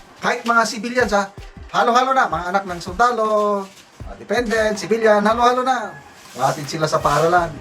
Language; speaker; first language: Filipino; non-native, local second language; Cebuano